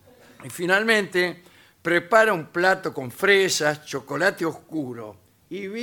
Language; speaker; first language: Spanish; native; Spanish